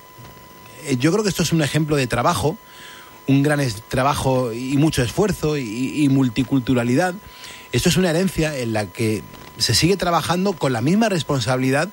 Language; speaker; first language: Spanish; native; Spanish